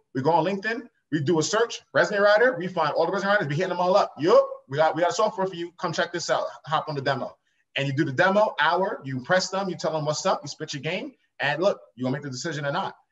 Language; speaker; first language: English; native; English